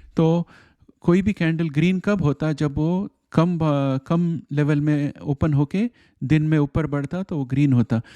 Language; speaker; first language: Hindi; native; Hindi